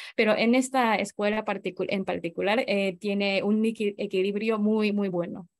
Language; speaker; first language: Spanish; non-native, fluent; Japanese